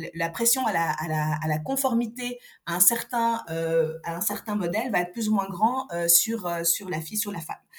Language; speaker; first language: French; non-native, local second language; Arabic